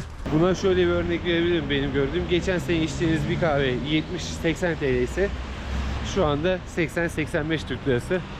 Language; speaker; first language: Turkish; native; Turkish